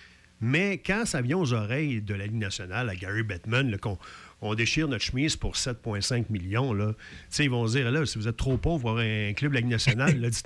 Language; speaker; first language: French; native; French